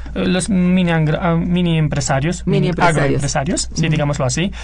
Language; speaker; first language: Spanish; non-native, fluent; Romanian